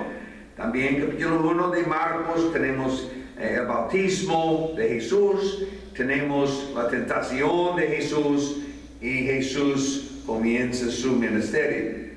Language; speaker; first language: Spanish; non-native, fluent; English